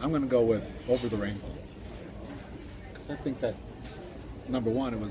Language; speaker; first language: English; native; English